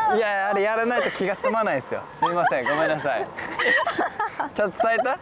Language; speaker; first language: Japanese; native; Japanese